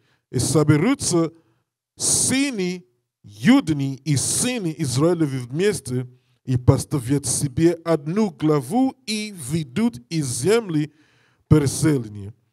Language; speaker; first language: Russian; non-native, learner; English